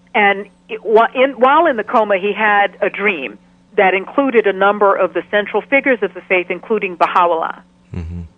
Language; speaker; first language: English; native; English